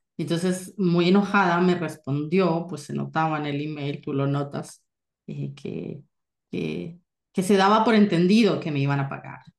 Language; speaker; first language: Spanish; native; Spanish